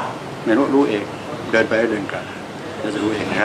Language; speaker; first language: Thai; native; Thai